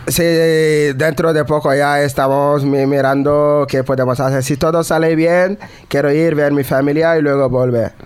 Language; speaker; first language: Spanish; non-native, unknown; Wolof